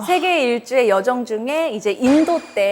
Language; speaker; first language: Korean; native; Korean